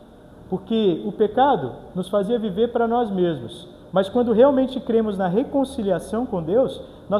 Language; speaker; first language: Portuguese; native; Portuguese